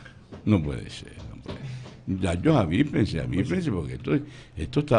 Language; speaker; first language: Spanish; native; Spanish